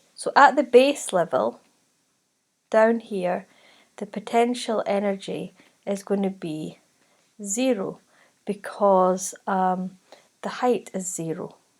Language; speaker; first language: English; native; English